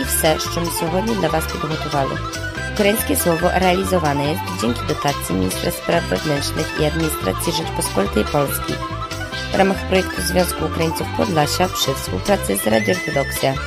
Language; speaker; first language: Ukrainian; early bilingual, heritage; Ukrainian